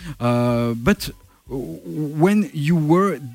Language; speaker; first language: English; non-native, learner; French